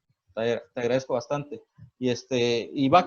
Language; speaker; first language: Spanish; native; Spanish